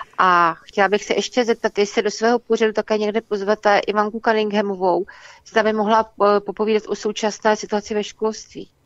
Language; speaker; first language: Czech; native; Czech